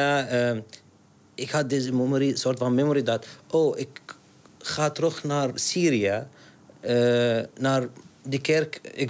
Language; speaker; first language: Dutch; non-native, learner; Arabic